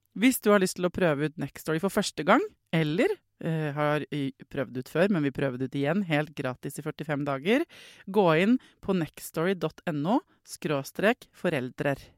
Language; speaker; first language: Norwegian; native; Norwegian